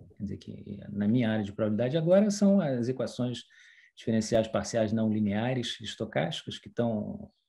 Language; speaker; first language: Portuguese; early bilingual, other home language; French